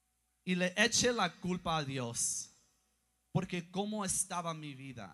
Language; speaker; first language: Spanish; early bilingual, heritage; English